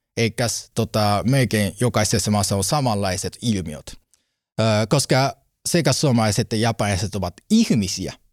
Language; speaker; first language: Finnish; non-native, learner; Japanese